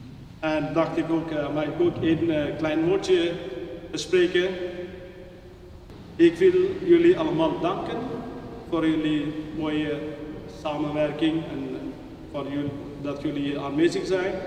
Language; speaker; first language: Dutch; non-native, fluent; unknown